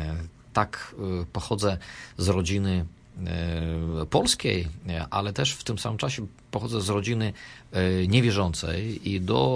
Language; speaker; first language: Polish; non-native, fluent; Russian